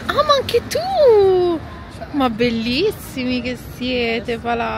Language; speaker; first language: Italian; early bilingual, other home language; Filipino